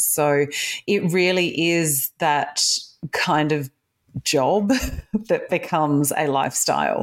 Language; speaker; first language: English; native; English